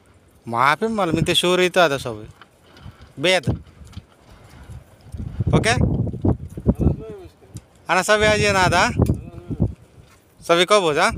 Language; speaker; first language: Arabic; non-native, learner; Telugu